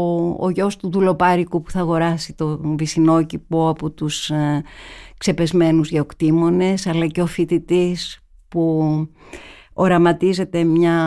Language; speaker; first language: Greek; native; Greek